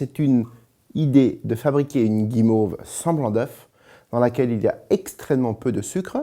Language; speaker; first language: French; native; French